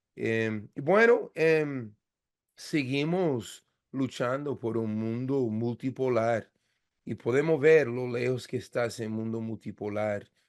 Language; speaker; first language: Spanish; non-native, fluent; English